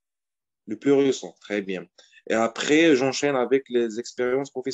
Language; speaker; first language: French; non-native, fluent; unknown